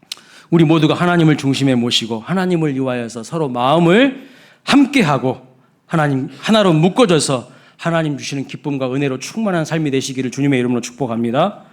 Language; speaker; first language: Korean; native; Korean